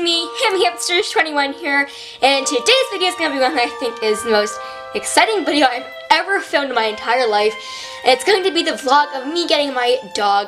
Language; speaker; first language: English; native; English